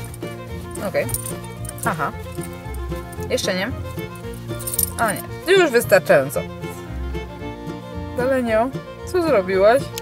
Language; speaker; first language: Polish; native; Polish